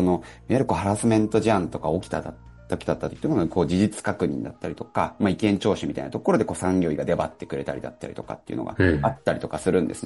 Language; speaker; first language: Japanese; native; Japanese